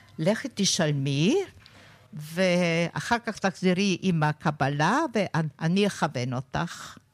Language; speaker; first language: Hebrew; non-native, fluent; German